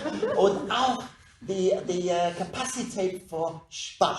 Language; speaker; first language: German; non-native, learner; English